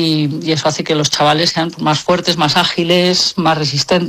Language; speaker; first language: Spanish; native; Spanish